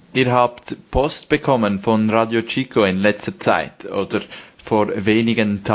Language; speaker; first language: German; native; German